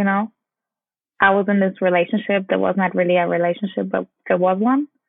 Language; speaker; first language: English; non-native, fluent; German